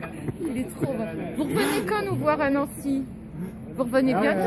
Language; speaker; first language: French; native; French